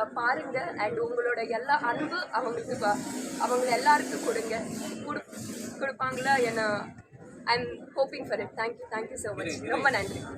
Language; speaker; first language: Tamil; non-native, learner; Telugu